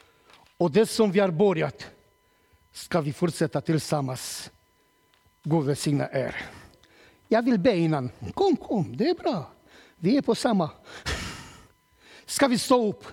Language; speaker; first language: Swedish; non-native, learner; Romanian